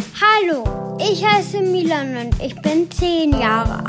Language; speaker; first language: German; native; German